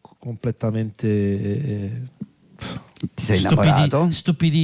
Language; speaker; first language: Italian; non-native, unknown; Portuguese